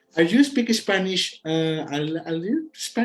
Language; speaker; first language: English; non-native, learner; Spanish